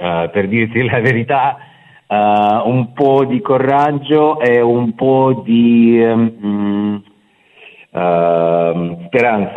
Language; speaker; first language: Italian; non-native, fluent; Russian